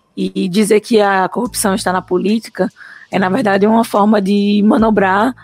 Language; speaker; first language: Portuguese; native; Portuguese